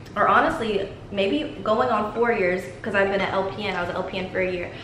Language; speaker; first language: English; native; English